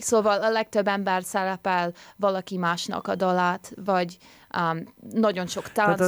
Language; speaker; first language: Hungarian; early bilingual, heritage; Hungarian